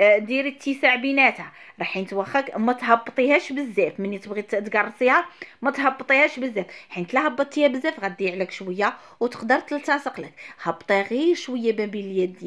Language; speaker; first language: Arabic; native; Arabic